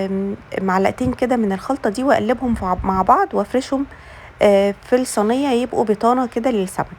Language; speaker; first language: Arabic; native; Arabic